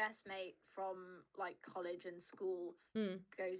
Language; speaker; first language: English; native; English